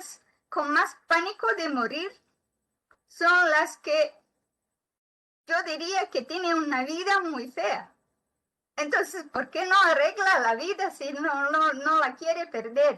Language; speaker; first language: Spanish; non-native, learner; Portuguese